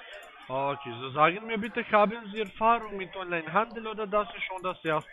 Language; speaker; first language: German; non-native, learner; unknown